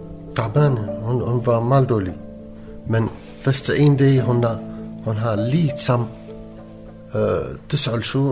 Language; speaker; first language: Danish; non-native, learner; Arabic